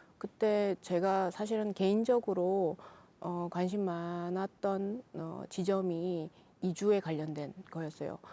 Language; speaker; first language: Korean; native; Korean